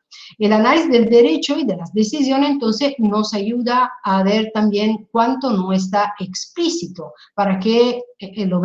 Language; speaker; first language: Spanish; non-native, fluent; Italian